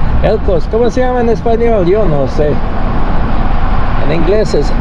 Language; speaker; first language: Spanish; non-native, fluent; English